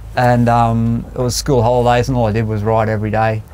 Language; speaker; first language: English; native; English